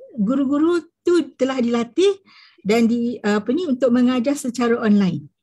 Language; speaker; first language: Malay; native; Malay